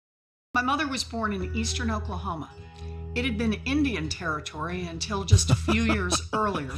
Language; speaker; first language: English; native; English